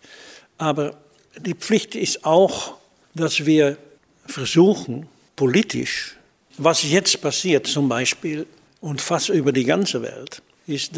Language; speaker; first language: German; non-native, fluent; Dutch